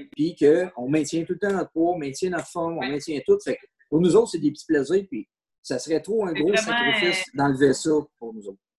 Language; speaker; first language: French; native; French